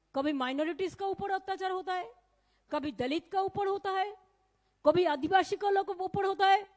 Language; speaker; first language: Hindi; non-native, local second language; Bangla